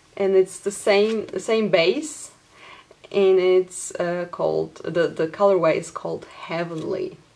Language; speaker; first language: English; non-native, fluent; Polish